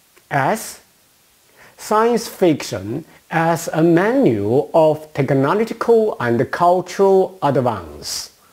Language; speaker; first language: English; non-native, fluent; Chinese